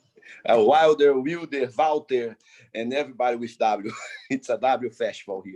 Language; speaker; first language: English; non-native, fluent; Portuguese